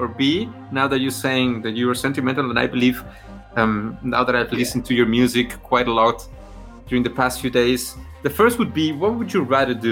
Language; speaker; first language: English; non-native, fluent; Spanish